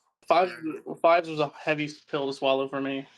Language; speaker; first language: English; native; English